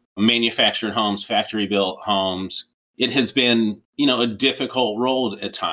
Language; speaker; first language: English; native; English